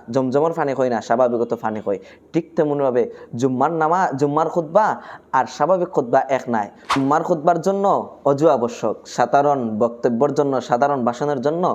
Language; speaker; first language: Bangla; non-native, local second language; Sylheti